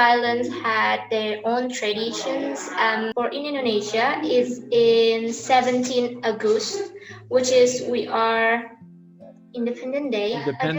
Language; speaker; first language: English; non-native, learner; Indonesian